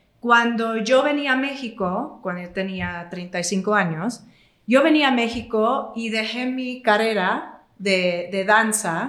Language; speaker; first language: Spanish; non-native, fluent; English